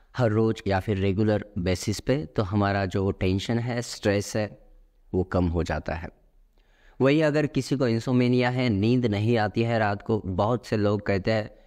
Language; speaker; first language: Hindi; non-native, local second language; Marathi